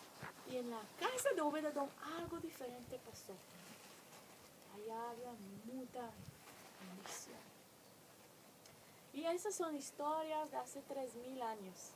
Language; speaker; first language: Spanish; non-native, fluent; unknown